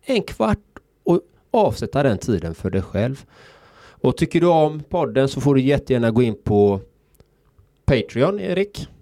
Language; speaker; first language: Swedish; native; Swedish